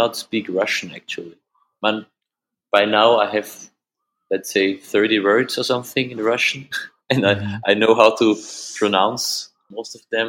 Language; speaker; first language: English; non-native, fluent; German